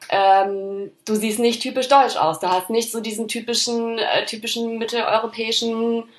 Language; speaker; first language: German; early bilingual, other home language; Polish